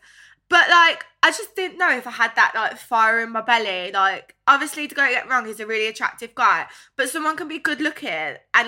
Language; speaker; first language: English; native; English